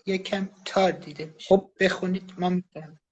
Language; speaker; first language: Persian; native; Persian